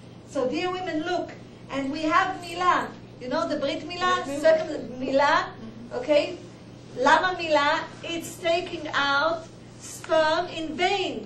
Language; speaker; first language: English; non-native, fluent; Hebrew